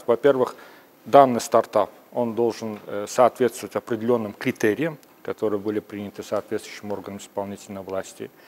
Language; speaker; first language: Russian; non-native, local second language; Azerbaijani